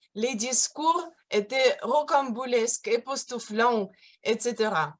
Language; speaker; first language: French; non-native, fluent; Russian